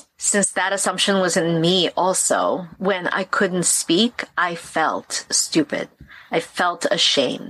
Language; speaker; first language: English; early bilingual, other home language; Korean